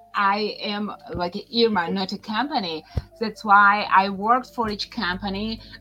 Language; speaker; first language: English; non-native, fluent; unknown